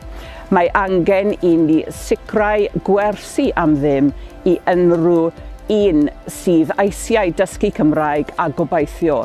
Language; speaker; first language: Welsh; non-native, local second language; English